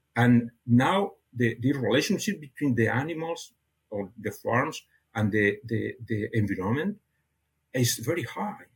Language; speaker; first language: English; non-native, fluent; Catalan